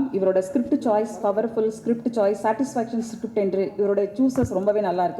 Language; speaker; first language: Tamil; native; Tamil